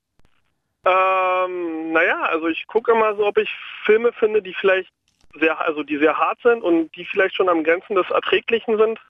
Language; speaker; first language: German; native; German